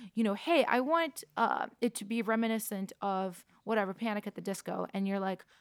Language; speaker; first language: English; non-native, fluent; Russian